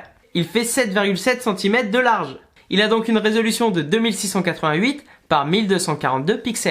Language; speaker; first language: French; native; French